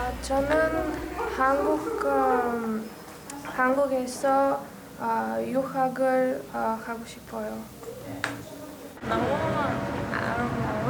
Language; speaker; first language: Korean; non-native, learner; Persian